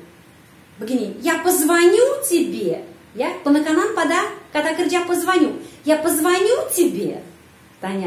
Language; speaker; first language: Indonesian; non-native, fluent; Russian